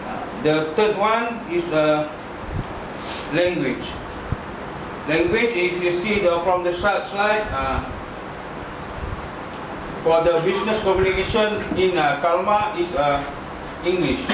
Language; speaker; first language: English; non-native, learner; Malay